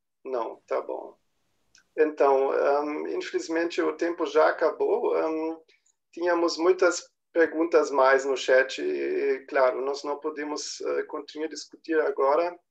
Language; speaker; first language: Portuguese; non-native, fluent; German